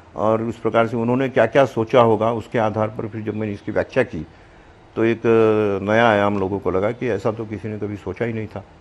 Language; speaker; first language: Hindi; non-native, local second language; Marwari